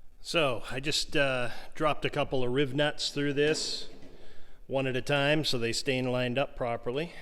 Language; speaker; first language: English; native; English